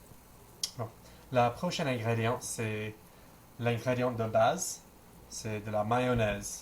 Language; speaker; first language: French; non-native, learner; English